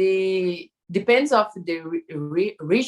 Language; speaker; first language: English; non-native, learner; Portuguese